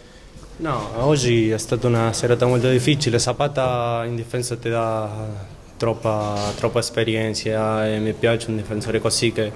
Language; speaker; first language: Italian; non-native, learner; Spanish